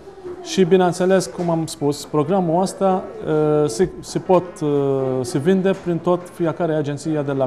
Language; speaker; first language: Romanian; non-native, learner; Maltese